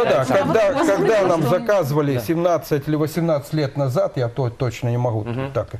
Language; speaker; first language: Russian; native; Russian